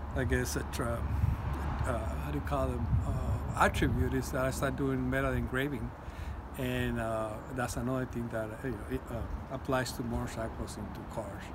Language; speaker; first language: English; non-native, fluent; Spanish